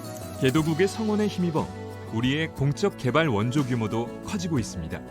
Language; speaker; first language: Korean; native; Korean